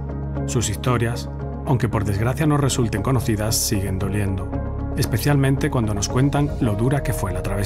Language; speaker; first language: Spanish; native; Spanish